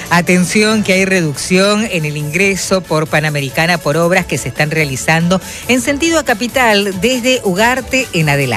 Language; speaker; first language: Spanish; native; Spanish